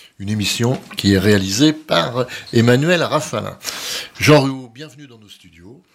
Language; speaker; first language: French; native; French